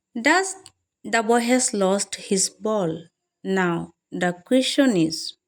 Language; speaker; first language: English; non-native, local second language; Assamese